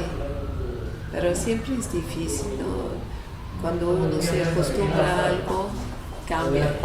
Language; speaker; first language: Spanish; non-native, fluent; English